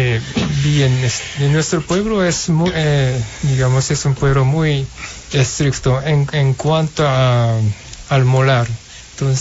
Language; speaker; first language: Spanish; non-native, fluent; Japanese